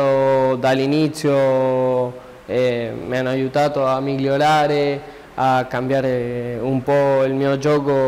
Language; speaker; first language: Italian; non-native, learner; Spanish